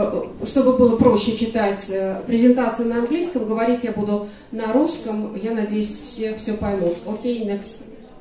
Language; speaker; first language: Russian; native; Russian